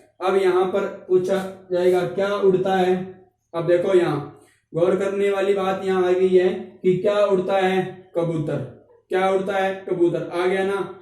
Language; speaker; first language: Hindi; native; Hindi